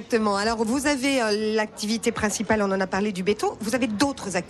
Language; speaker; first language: French; native; French